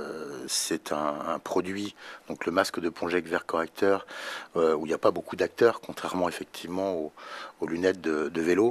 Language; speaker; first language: French; native; French